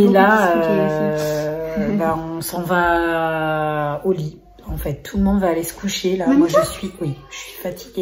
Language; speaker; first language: French; native; French